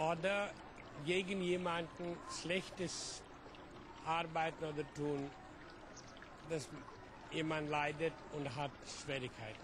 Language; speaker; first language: German; non-native, fluent; Hindi